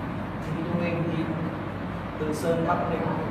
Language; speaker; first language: English; non-native, learner; Vietnamese